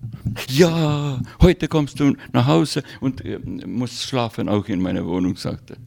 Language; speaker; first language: German; non-native, learner; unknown